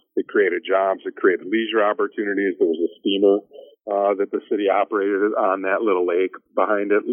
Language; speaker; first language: English; native; English